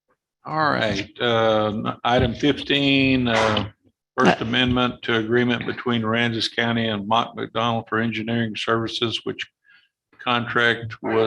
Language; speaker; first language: English; native; English